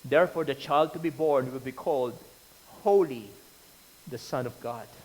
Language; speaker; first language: English; non-native, local second language; Filipino